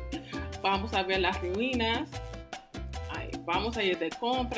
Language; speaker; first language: Spanish; non-native, fluent; English